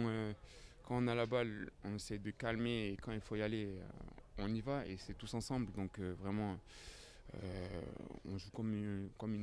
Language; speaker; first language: French; native; French